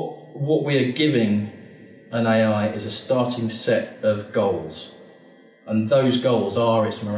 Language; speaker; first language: English; native; English